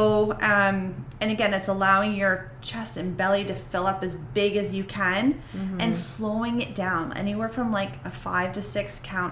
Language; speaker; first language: English; native; English